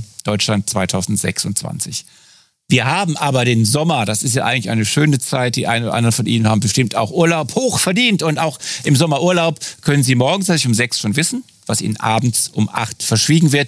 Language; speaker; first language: German; native; German